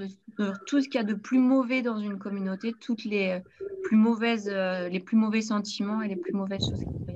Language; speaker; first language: French; native; French